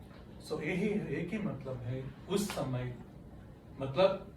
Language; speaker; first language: Hindi; non-native, local second language; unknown